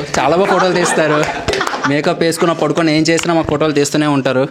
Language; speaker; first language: Telugu; native; Telugu